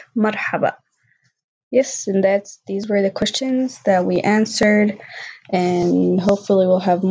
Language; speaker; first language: English; non-native, fluent; Arabic